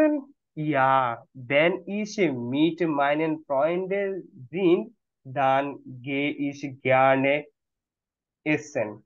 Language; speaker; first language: German; non-native, fluent; Bangla